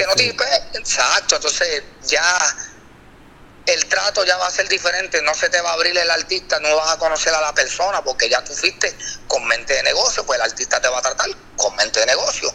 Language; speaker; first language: Spanish; native; Spanish